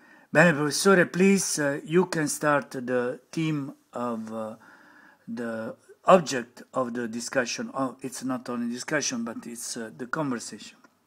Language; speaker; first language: English; non-native, learner; Italian